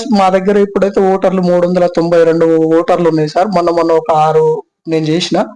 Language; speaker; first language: Telugu; non-native, local second language; Lambadi